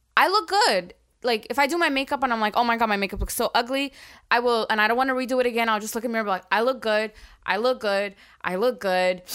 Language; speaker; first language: English; early bilingual, other home language; Arabic